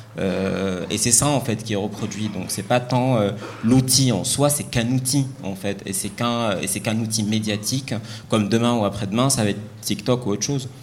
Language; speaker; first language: French; non-native, local second language; Arabic